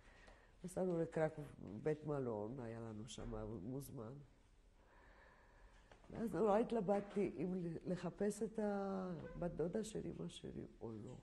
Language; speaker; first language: Hebrew; non-native, fluent; Polish